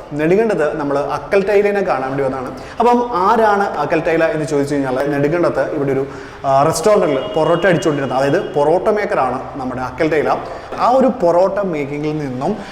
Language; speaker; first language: Malayalam; native; Malayalam